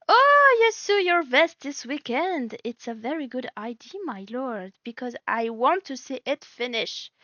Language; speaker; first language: English; non-native, learner; French